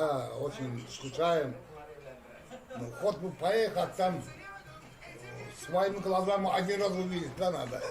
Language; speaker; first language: Russian; non-native, fluent; Azerbaijani